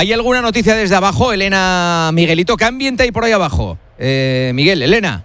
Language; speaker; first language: Spanish; native; Spanish